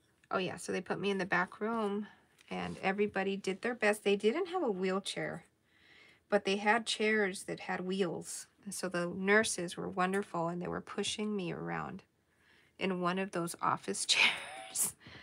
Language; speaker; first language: English; early bilingual, other home language; Spanish